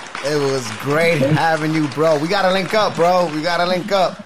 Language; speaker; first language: English; native; English